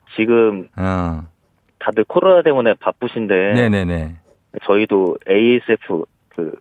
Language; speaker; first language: Korean; native; Korean